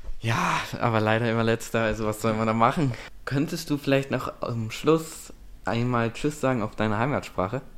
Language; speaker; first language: German; native; German